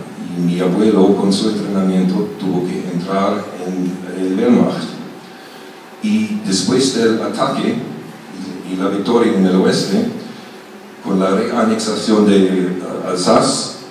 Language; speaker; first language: Spanish; non-native, fluent; German